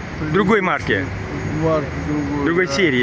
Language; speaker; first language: Russian; non-native, local second language; Uzbek